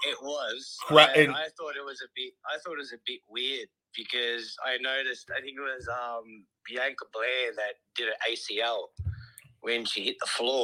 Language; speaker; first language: English; native; English